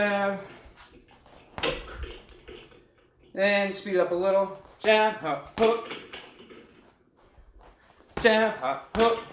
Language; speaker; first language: English; native; English